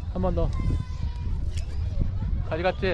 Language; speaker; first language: Korean; native; Korean